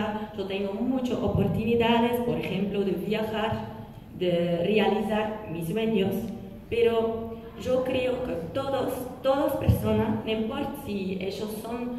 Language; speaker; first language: Spanish; non-native, learner; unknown